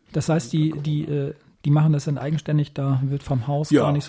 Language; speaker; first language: German; native; German